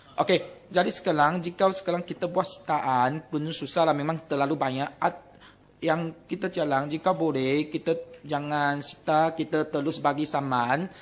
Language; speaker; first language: Malay; non-native, local second language; Chinese